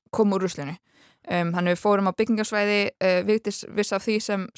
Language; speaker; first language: Icelandic; early bilingual, other home language; English